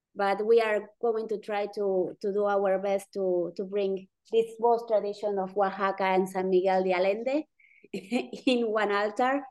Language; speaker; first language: English; non-native, fluent; Spanish